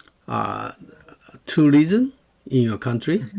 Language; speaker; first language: English; non-native, learner; Japanese